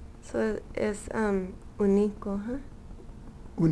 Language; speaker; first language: Spanish; early bilingual, heritage; Spanish